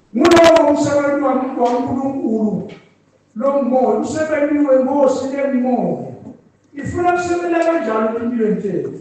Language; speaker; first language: Zulu; non-native, local second language; Swati